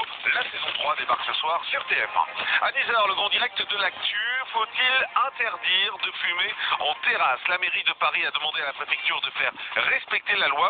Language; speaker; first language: French; native; French